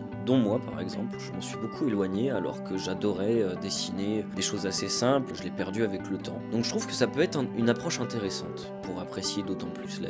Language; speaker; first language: French; native; French